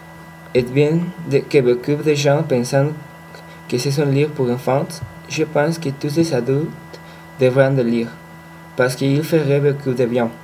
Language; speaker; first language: French; non-native, learner; Spanish